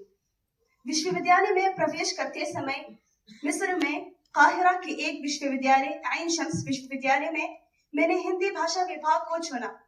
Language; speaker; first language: Hindi; non-native, fluent; Arabic